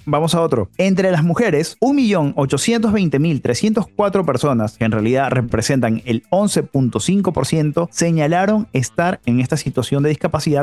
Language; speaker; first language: Spanish; native; Spanish